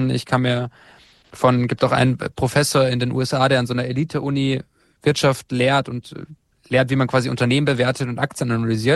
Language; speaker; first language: German; native; German